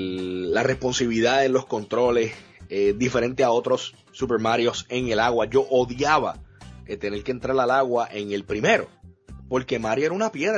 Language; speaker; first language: Spanish; native; Spanish